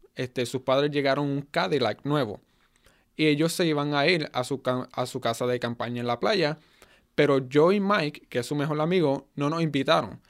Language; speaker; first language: Spanish; early bilingual, heritage; Spanish